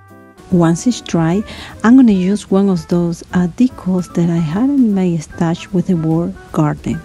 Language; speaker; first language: English; non-native, fluent; Spanish